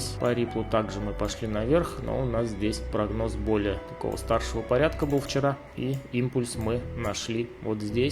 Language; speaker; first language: Russian; native; Russian